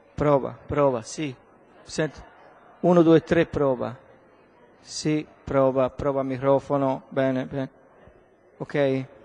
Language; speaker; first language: Italian; native; Italian